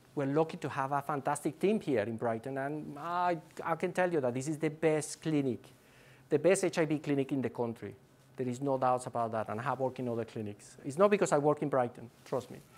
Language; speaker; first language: English; non-native, fluent; Spanish